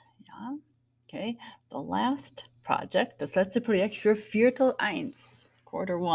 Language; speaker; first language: German; non-native, fluent; English